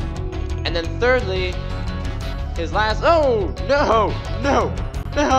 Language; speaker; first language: English; native; English